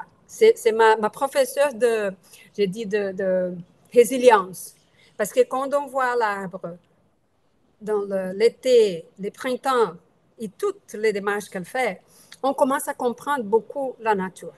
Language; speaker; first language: French; non-native, fluent; Portuguese